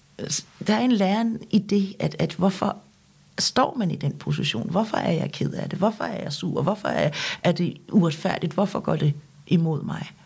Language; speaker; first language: Danish; early bilingual, other home language; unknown